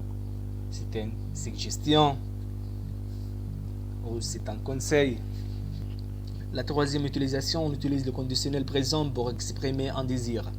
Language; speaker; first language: French; non-native, fluent; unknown